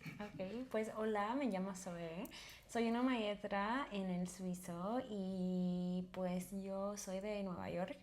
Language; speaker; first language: Spanish; non-native, fluent; English